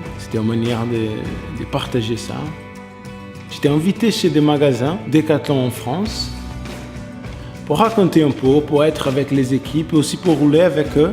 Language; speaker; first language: French; non-native, fluent; Portuguese